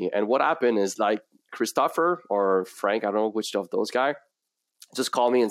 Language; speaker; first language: English; non-native, fluent; French